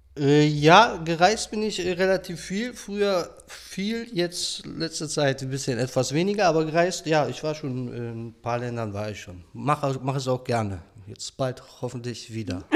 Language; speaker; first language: German; early bilingual, other home language; Polish